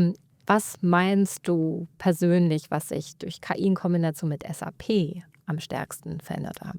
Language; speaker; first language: German; native; German